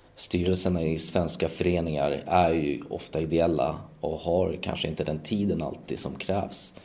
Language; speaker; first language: Swedish; early bilingual, other home language; Polish